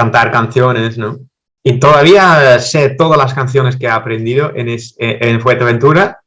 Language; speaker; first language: Spanish; non-native, fluent; Dutch